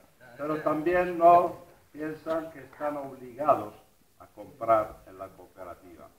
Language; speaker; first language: Spanish; non-native, fluent; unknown